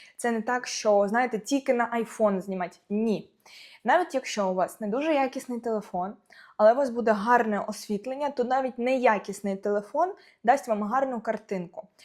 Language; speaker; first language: Ukrainian; non-native, local second language; Russian